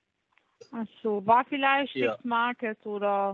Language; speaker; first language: German; non-native, learner; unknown